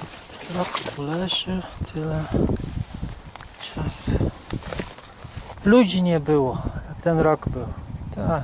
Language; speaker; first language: Polish; early bilingual, heritage; Polish